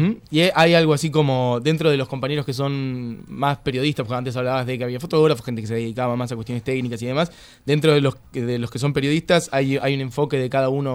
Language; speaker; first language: Spanish; native; Spanish